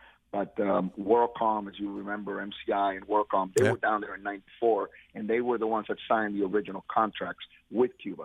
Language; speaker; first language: English; native; English